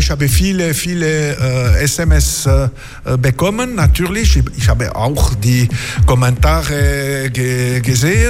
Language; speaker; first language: German; non-native, local second language; French